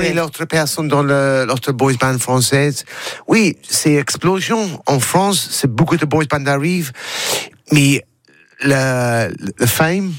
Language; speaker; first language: French; non-native, learner; English